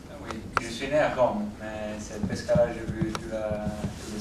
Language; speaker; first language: French; non-native, fluent; Italian